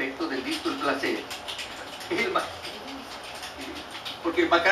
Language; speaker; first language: Spanish; native; Spanish